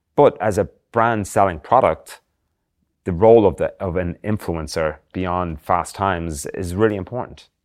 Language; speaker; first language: English; native; English